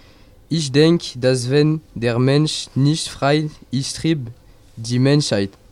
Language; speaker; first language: German; non-native, learner; French